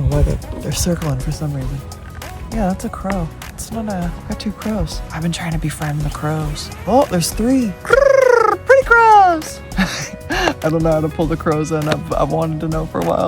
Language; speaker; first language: English; native; English